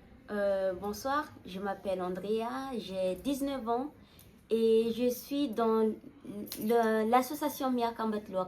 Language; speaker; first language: French; non-native, learner; Malagasy